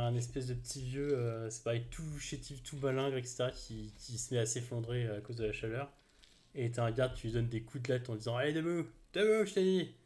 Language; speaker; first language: French; native; French